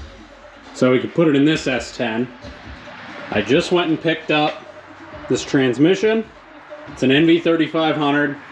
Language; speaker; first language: English; native; English